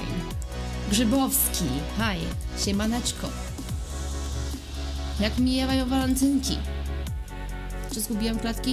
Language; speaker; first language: Polish; native; Polish